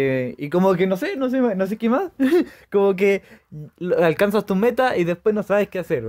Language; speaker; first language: Spanish; native; Spanish